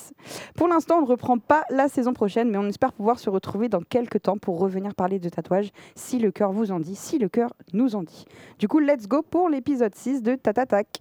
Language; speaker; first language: French; native; French